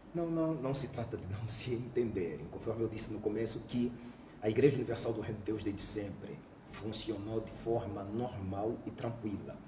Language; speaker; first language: Portuguese; native; Portuguese